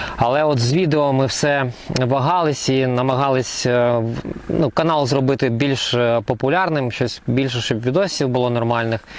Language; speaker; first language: Ukrainian; non-native, local second language; Russian